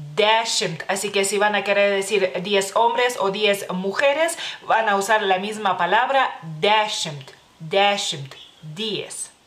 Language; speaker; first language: Spanish; non-native, fluent; Lithuanian